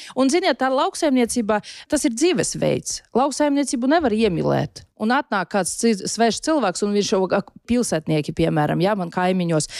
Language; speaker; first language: Latvian; non-native, local second language; Russian